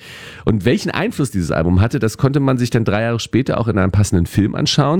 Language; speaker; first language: German; native; German